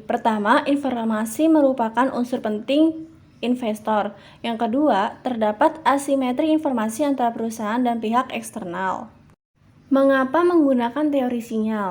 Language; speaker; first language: Indonesian; native; Indonesian